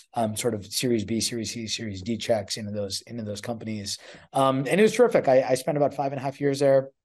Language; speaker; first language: English; native; English